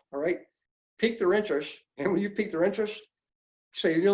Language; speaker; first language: English; native; English